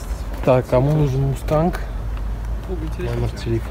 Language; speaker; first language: Russian; native; Russian